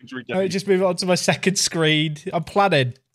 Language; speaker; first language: English; native; English